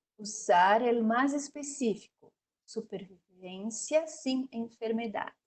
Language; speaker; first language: Spanish; non-native, learner; Portuguese